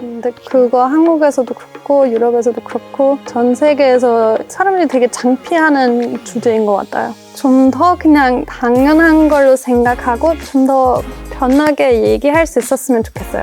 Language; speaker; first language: Korean; non-native, fluent; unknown